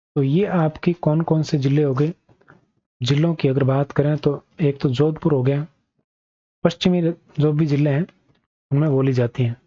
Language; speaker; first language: Hindi; native; Hindi